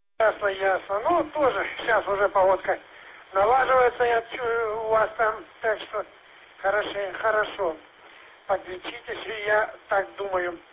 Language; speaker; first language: Russian; native; Russian